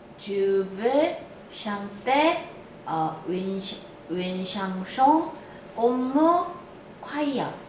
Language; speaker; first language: French; non-native, learner; Korean